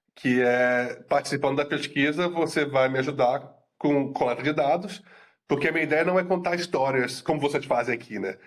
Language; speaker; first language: Portuguese; native; Portuguese